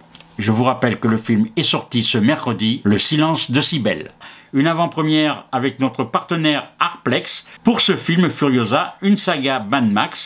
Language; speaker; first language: French; native; French